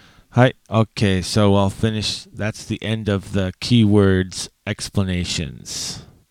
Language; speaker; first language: English; native; English